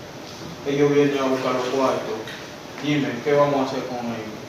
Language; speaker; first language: Spanish; non-native, learner; Haitian Creole